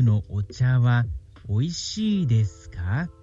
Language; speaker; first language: Japanese; non-native, learner; English